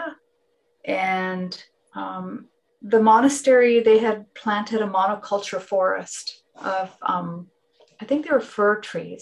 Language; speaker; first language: English; non-native, fluent; Finnish